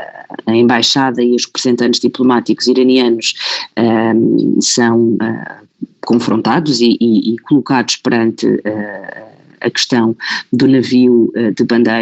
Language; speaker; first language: Portuguese; native; Portuguese